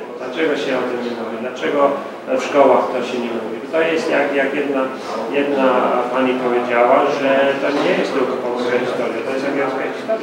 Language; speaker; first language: Polish; early bilingual, heritage; Polish